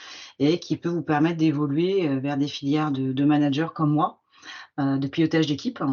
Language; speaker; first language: French; native; French